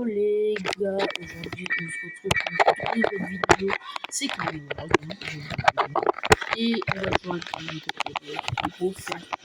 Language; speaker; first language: French; native; French